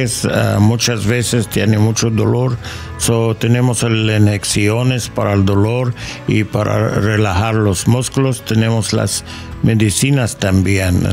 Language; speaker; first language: Spanish; non-native, learner; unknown